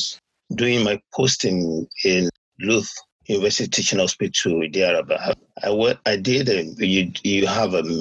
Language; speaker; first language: English; non-native, local second language; Yoruba